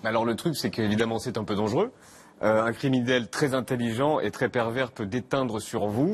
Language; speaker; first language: French; native; French